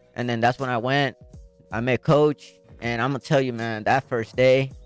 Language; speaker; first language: English; early bilingual, other home language; Spanish